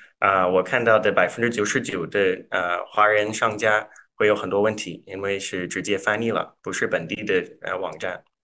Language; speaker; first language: Chinese; non-native, fluent; English